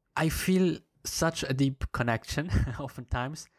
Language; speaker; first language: English; non-native, fluent; Swiss German